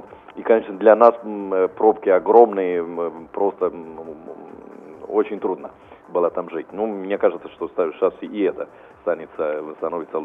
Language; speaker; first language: Russian; non-native, fluent; Italian